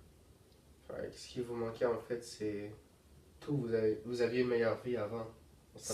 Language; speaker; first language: French; native; French